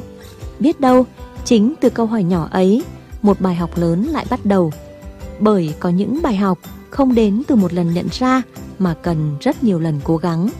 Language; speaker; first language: Vietnamese; native; Vietnamese